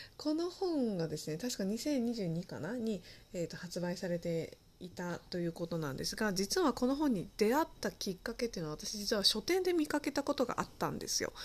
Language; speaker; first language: Japanese; early bilingual, other home language; Chinese